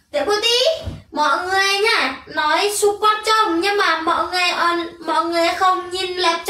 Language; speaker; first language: Vietnamese; non-native, learner; Javanese